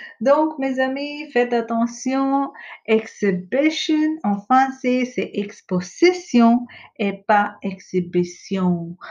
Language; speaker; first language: French; non-native, fluent; English